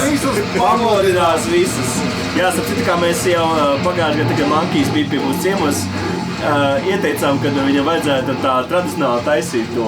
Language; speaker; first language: Latvian; native; Latvian